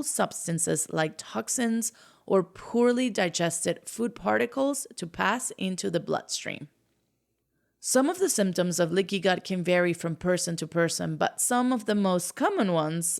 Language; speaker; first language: English; non-native, fluent; Spanish